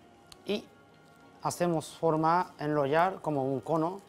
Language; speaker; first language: Spanish; non-native, learner; Japanese